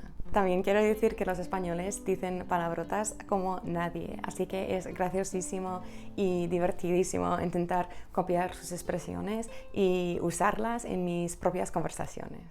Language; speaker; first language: Spanish; non-native, fluent; English